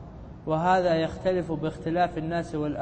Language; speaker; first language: Arabic; native; Arabic